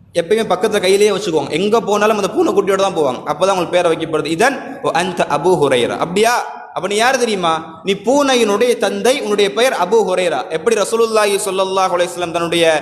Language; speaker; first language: Tamil; native; Tamil